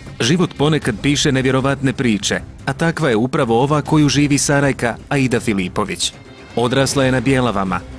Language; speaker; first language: Serbian; native; Serbian